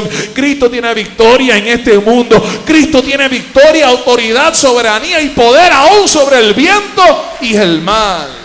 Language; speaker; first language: Spanish; native; Spanish